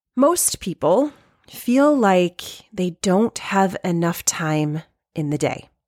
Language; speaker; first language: English; native; English